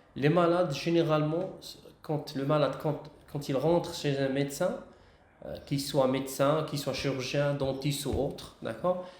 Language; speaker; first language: French; non-native, local second language; Arabic